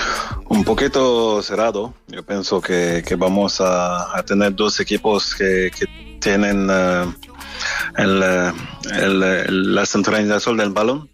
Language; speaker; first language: Spanish; non-native, fluent; French